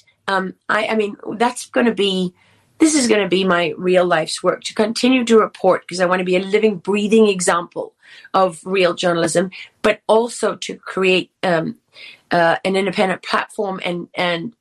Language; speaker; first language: English; native; English